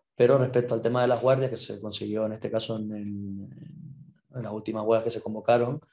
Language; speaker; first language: Spanish; native; Spanish